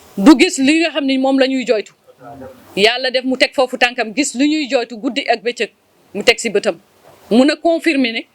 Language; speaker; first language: Wolof; non-native, local second language; Fula